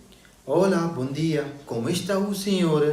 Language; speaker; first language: Portuguese; non-native, learner; Hindi